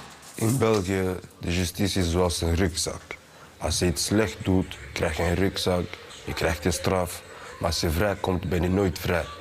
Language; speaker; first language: Dutch; early bilingual, other home language; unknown